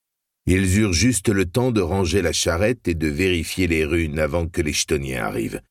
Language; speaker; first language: French; native; French